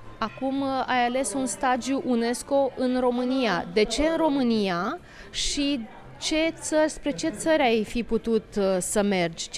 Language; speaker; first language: Romanian; native; Romanian